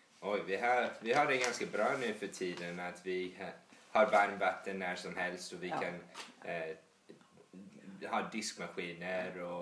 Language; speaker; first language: Swedish; early bilingual, heritage; English